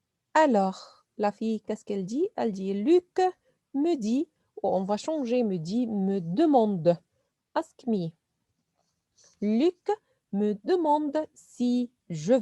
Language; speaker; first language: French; non-native, fluent; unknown